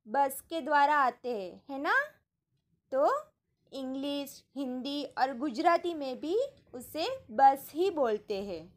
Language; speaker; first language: Hindi; non-native, local second language; Gujarati